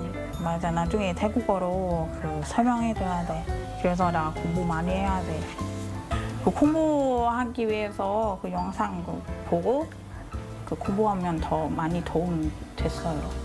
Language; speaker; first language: Korean; non-native, learner; Thai